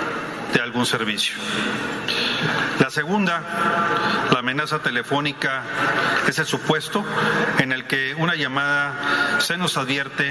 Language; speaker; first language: Spanish; native; Spanish